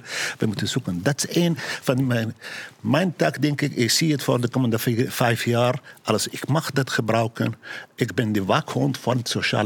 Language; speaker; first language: Dutch; non-native, learner; Arabic